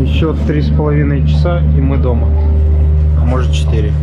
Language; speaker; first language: Russian; native; Russian